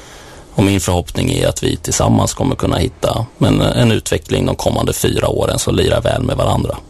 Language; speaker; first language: Swedish; native; Swedish